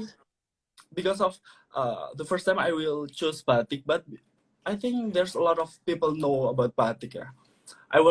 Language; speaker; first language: English; non-native, learner; Indonesian